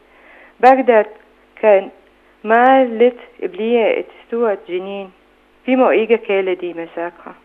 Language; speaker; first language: Danish; non-native, fluent; Arabic